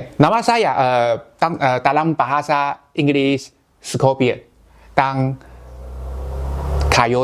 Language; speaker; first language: Indonesian; non-native, learner; Chinese